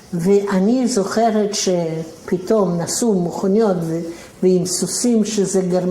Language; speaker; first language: Hebrew; non-native, fluent; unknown